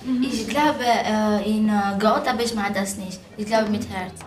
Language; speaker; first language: German; non-native, learner; Albanian